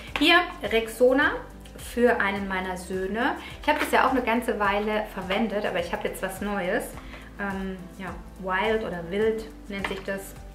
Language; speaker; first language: German; early bilingual, other home language; Italian